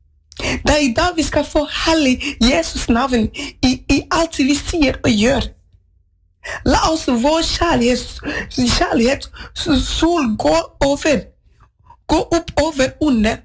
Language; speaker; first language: Norwegian; non-native, fluent; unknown